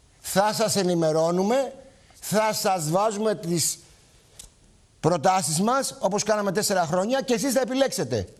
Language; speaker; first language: Greek; native; Greek